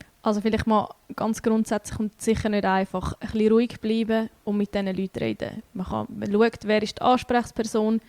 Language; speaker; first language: German; native; German